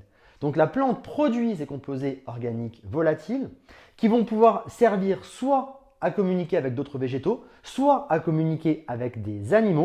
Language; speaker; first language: French; native; French